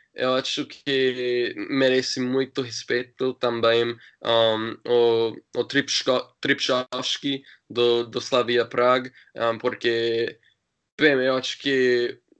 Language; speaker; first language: Portuguese; non-native, learner; English